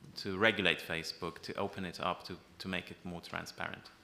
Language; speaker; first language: English; non-native, fluent; Persian